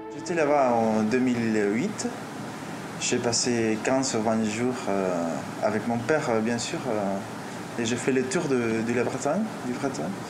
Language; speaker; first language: French; early bilingual, heritage; Spanish